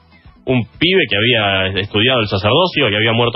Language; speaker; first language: Spanish; native; Spanish